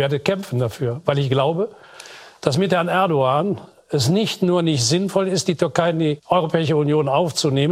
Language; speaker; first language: German; native; German